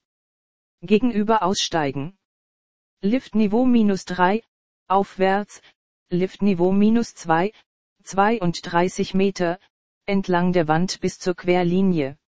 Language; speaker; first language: German; native; German